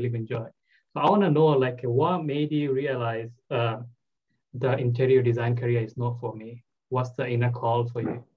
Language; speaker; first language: English; non-native, local second language; Bangla